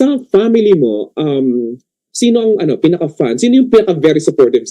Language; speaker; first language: Filipino; native; Filipino